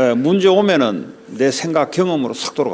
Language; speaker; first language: Korean; native; Korean